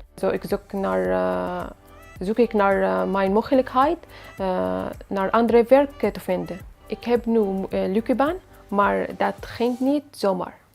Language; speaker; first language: Dutch; non-native, learner; Arabic